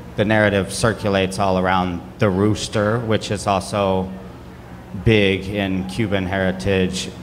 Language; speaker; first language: English; native; English